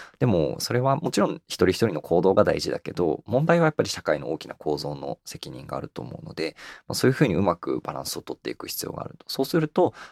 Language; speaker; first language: Japanese; native; Japanese